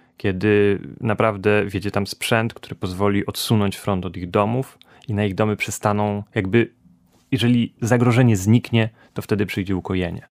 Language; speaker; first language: Polish; native; Polish